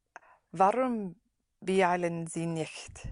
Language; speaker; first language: German; non-native, learner; English